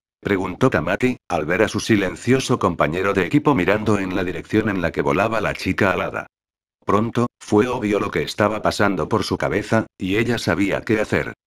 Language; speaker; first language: Spanish; native; Spanish